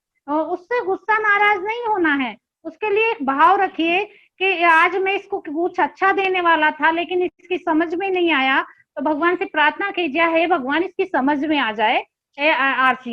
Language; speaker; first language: Hindi; native; Hindi